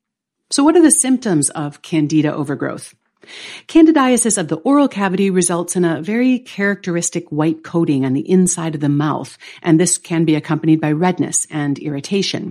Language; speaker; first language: English; native; English